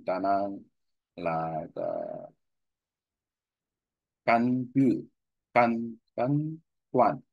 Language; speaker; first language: Vietnamese; non-native, learner; Korean